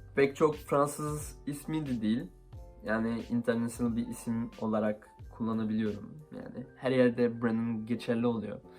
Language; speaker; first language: Turkish; early bilingual, heritage; Turkish